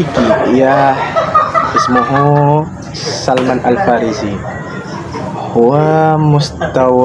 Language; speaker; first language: Arabic; non-native, learner; Indonesian